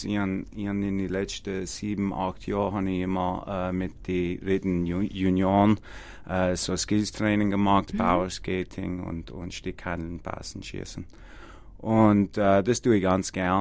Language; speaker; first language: German; non-native, learner; English